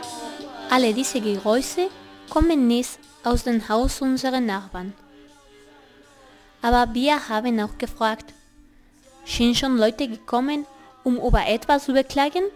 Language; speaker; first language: German; non-native, learner; Spanish